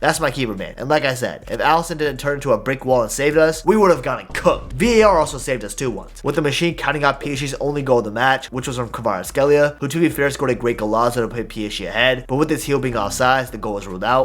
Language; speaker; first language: English; native; English